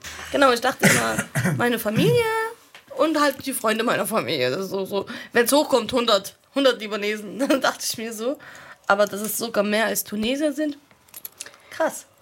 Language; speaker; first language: German; early bilingual, other home language; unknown